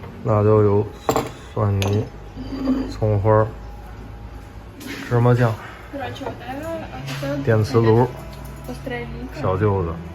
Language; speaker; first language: Chinese; native; Chinese